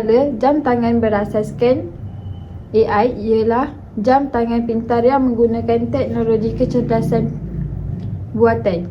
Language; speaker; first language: Malay; native; Malay